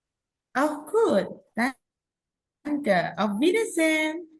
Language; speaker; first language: German; non-native, learner; Indonesian